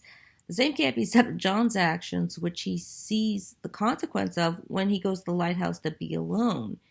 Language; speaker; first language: English; native; English